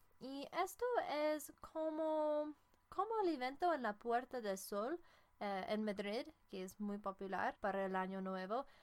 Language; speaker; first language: Spanish; non-native, fluent; English